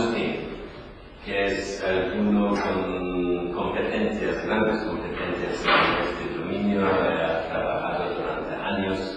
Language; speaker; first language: Spanish; non-native, learner; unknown